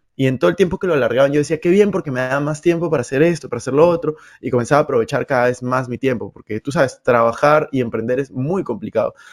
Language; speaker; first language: Spanish; native; Spanish